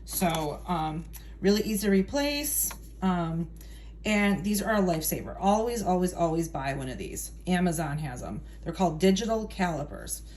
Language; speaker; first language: English; native; English